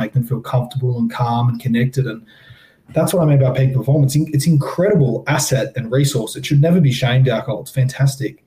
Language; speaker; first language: English; native; English